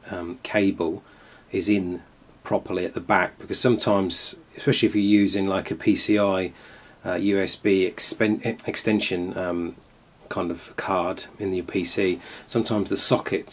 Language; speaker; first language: English; native; English